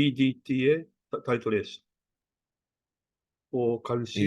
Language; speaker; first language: English; non-native, fluent; Japanese